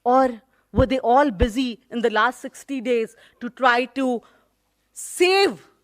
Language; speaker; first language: English; non-native, local second language; Hindi